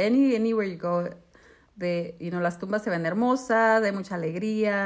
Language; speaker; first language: Spanish; early bilingual, heritage; Spanish